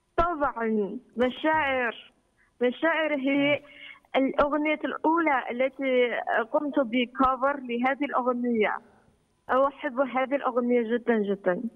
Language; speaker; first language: Arabic; non-native, fluent; Chinese